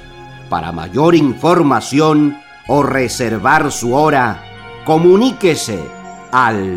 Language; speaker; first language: Spanish; native; Spanish